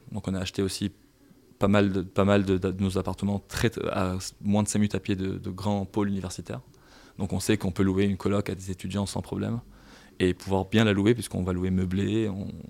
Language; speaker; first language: French; non-native, local second language; Arabic